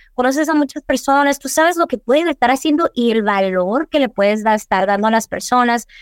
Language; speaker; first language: Spanish; early bilingual, heritage; Spanish